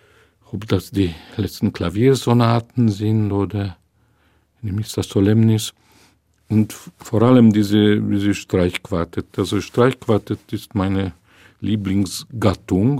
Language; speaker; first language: German; non-native, fluent; Hungarian